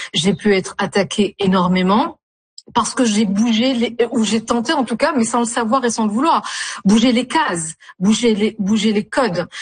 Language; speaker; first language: French; non-native, local second language; Arabic